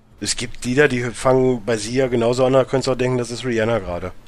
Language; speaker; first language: German; native; German